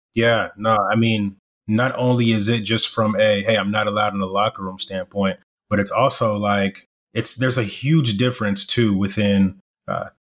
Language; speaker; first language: English; early bilingual, other home language; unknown